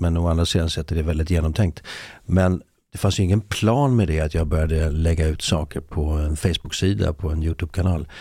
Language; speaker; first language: Swedish; native; Swedish